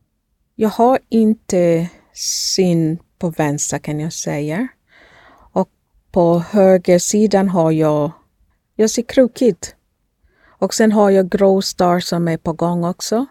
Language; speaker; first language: Swedish; non-native, fluent; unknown